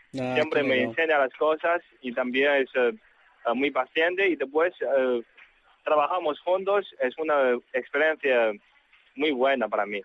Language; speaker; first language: Spanish; non-native, learner; Chinese